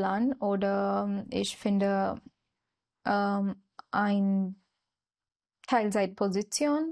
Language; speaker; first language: German; non-native, learner; Marathi